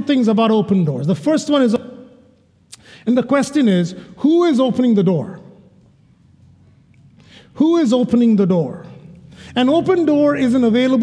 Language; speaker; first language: English; non-native, local second language; Malayalam